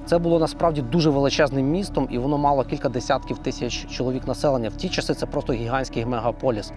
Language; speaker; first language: Ukrainian; native; Ukrainian